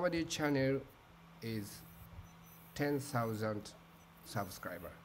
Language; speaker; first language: English; non-native, learner; Japanese